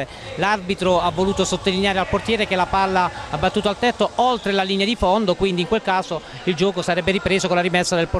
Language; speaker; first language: Italian; native; Italian